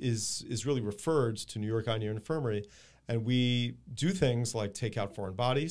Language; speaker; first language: English; native; English